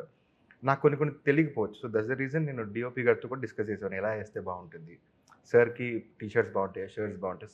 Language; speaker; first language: Telugu; native; Telugu